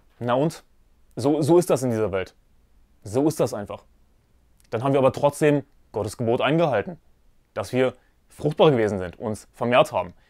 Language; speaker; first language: German; native; German